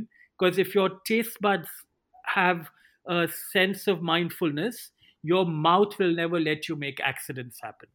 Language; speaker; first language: English; non-native, local second language; Hindi